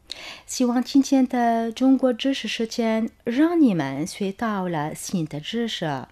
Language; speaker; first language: Chinese; non-native, fluent; Arabic